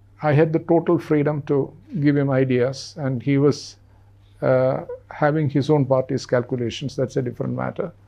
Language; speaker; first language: English; non-native, local second language; Malayalam